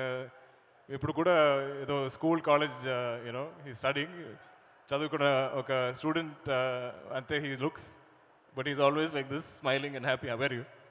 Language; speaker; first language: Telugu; non-native, learner; Malayalam